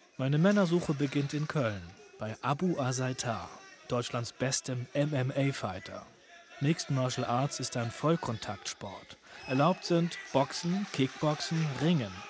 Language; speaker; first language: German; native; German